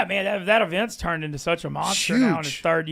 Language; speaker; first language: English; native; English